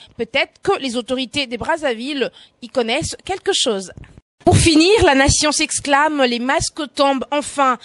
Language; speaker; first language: French; non-native, local second language; Lingala